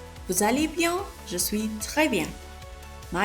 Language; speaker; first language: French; non-native, fluent; Amharic